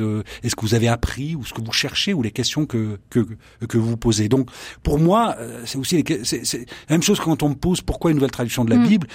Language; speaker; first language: French; native; French